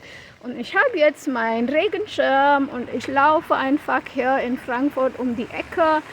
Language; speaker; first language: German; non-native, fluent; Konkani